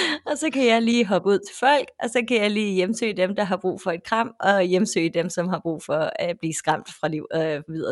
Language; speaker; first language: Danish; native; Danish